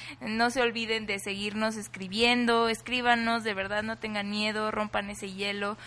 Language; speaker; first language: Spanish; native; Spanish